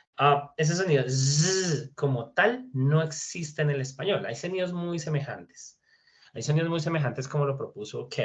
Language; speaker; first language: Spanish; native; Spanish